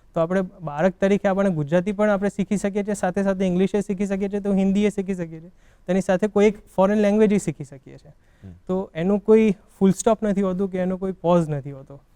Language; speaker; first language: Gujarati; native; Gujarati